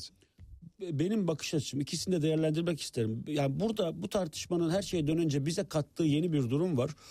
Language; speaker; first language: Turkish; native; Turkish